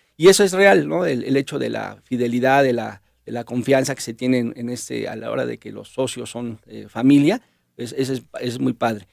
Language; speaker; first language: Spanish; native; Spanish